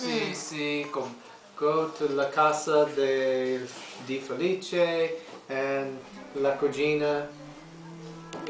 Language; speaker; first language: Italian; early bilingual, heritage; English